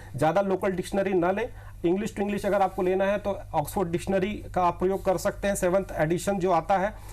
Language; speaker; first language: Hindi; native; Hindi